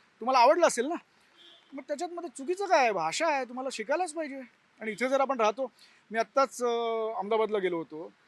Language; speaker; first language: Marathi; non-native, local second language; Gujarati